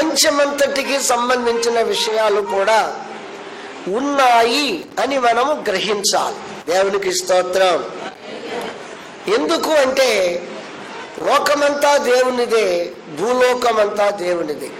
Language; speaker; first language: Telugu; native; Telugu